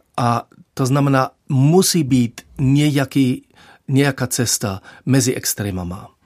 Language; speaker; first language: Czech; non-native, fluent; German